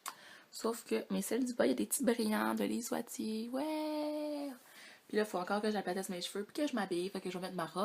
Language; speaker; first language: French; native; French